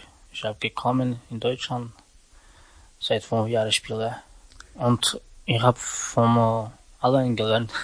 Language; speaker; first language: German; non-native, learner; Romany